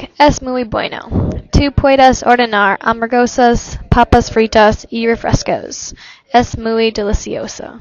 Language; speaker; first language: Spanish; non-native, learner; English